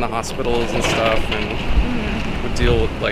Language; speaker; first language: English; native; English